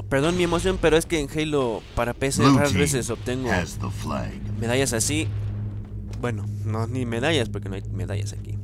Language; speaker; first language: Spanish; native; Spanish